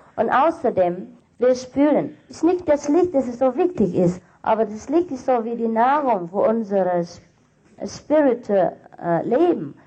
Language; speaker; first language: German; non-native, fluent; Vietnamese